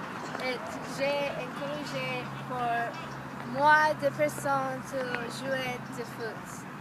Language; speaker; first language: French; non-native, learner; English